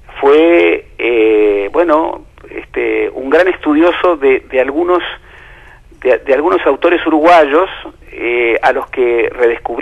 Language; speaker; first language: Spanish; native; Spanish